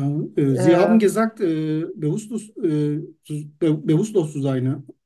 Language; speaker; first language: German; non-native, learner; Turkish